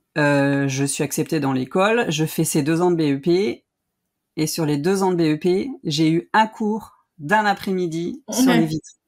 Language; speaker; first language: French; native; French